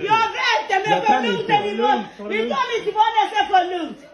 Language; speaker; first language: Swedish; non-native, learner; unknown